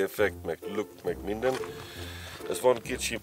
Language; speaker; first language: Hungarian; non-native, learner; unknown